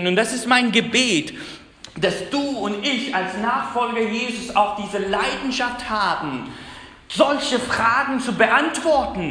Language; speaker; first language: German; non-native, fluent; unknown